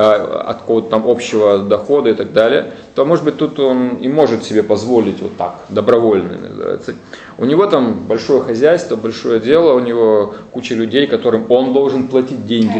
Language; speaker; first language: Russian; native; Russian